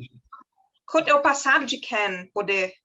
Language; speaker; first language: Portuguese; non-native, fluent; German